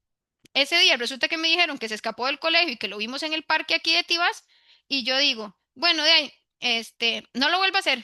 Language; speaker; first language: Spanish; native; Spanish